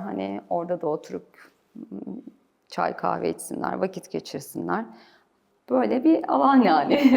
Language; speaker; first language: Turkish; native; Turkish